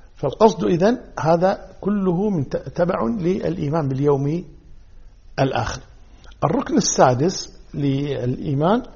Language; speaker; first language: Arabic; native; Arabic